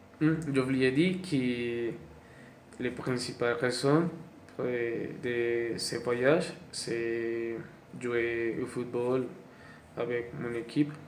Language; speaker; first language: French; non-native, learner; Spanish